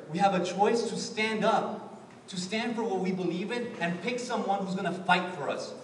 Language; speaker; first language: English; early bilingual, other home language; Spanish